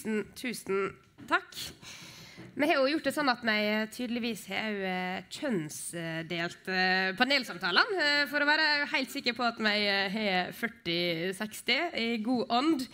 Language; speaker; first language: Norwegian; native; Norwegian